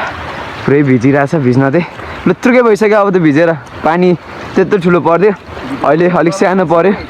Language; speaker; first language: Nepali; native; Nepali